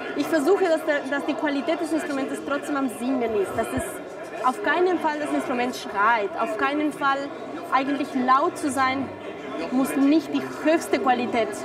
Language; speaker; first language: German; non-native, fluent; Spanish